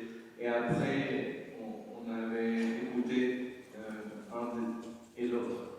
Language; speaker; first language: French; non-native, fluent; English